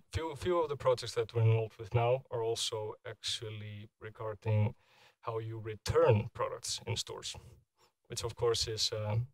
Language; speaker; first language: English; non-native, fluent; Icelandic